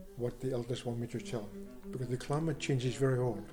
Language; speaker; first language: English; non-native, fluent; Kalaallisut